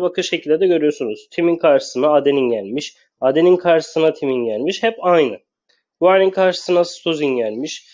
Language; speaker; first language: Turkish; native; Turkish